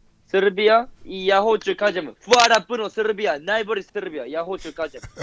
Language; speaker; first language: Croatian; non-native, learner; Japanese